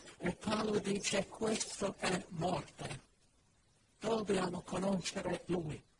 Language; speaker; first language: Italian; non-native, fluent; English